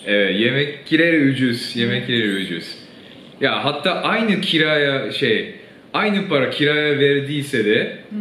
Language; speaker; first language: Turkish; non-native, fluent; Japanese